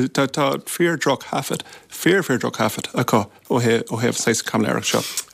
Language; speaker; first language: Irish; non-native, local second language; English